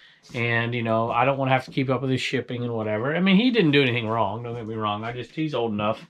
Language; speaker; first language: English; native; English